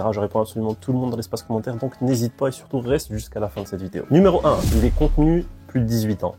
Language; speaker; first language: French; native; French